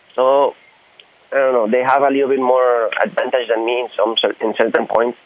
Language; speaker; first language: English; non-native, fluent; Spanish